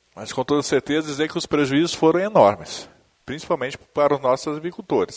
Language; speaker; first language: Portuguese; native; Portuguese